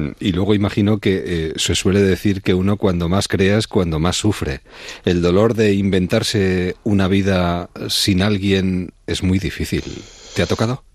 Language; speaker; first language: Spanish; native; Spanish